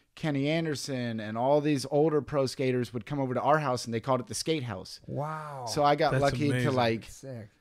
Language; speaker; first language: English; native; English